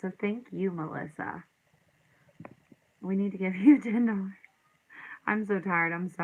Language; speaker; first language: English; native; English